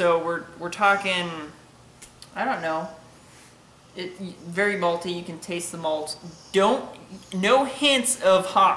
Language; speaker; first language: English; native; English